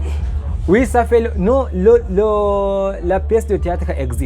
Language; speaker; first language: French; non-native, learner; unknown